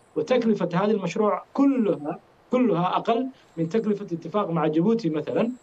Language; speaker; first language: Arabic; non-native, fluent; Somali